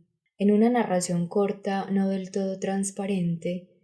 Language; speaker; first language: Spanish; native; Spanish